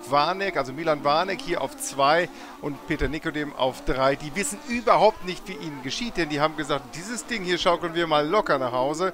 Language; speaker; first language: German; native; German